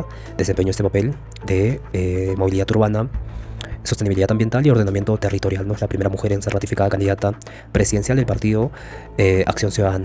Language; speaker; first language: Spanish; native; Spanish